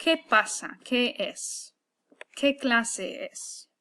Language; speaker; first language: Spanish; non-native, fluent; English